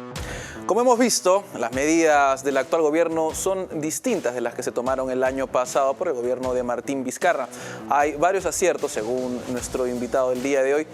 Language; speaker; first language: Spanish; native; Spanish